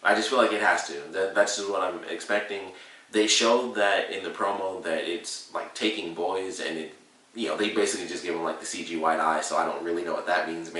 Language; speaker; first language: English; native; English